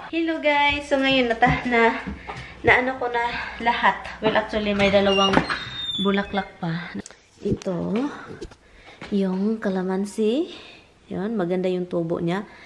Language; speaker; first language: Filipino; non-native, local second language; Cebuano